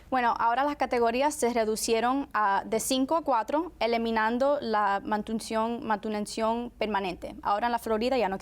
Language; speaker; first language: Spanish; early bilingual, heritage; Spanish